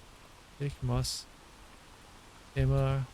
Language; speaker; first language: German; non-native, learner; English